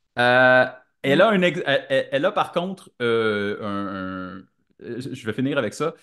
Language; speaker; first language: French; native; French